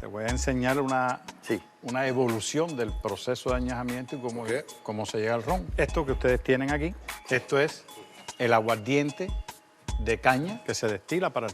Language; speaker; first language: Spanish; native; Spanish